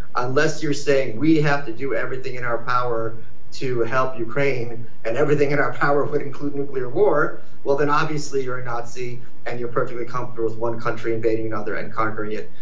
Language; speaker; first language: English; early bilingual, other home language; Ukrainian